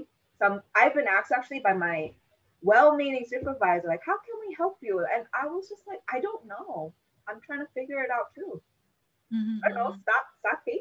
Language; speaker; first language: English; native; English